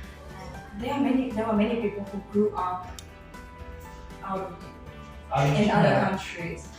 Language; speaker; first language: English; non-native, fluent; Portuguese